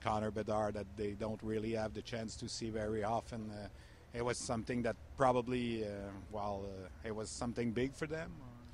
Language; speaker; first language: English; non-native, fluent; French